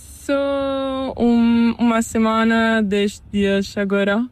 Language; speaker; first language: Spanish; non-native, learner; Portuguese